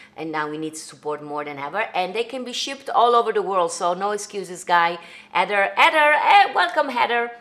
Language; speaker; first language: English; non-native, fluent; Italian